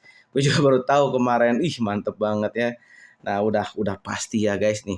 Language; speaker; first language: Indonesian; native; Indonesian